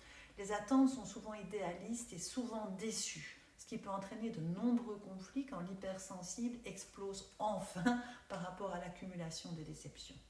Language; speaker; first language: French; native; French